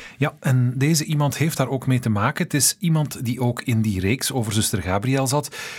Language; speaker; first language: Dutch; native; Dutch